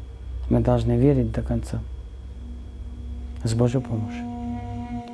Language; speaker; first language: Russian; non-native, local second language; Georgian